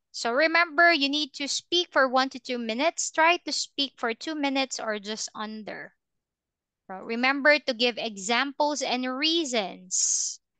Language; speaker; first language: English; non-native, fluent; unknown